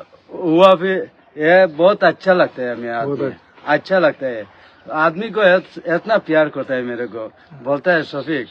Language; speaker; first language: Hindi; non-native, learner; Bangla